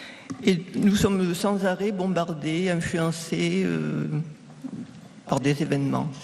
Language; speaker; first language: French; native; French